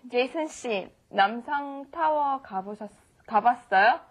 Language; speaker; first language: Korean; non-native, learner; English